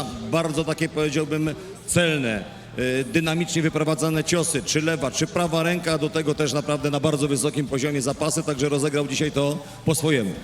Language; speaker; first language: Polish; native; Polish